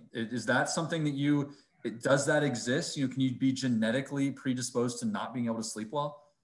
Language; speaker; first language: English; native; English